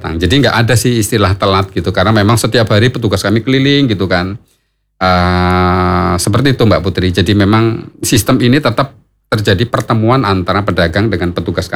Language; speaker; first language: Indonesian; non-native, local second language; Javanese